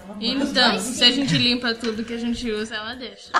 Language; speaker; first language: Portuguese; early bilingual, heritage; Portuguese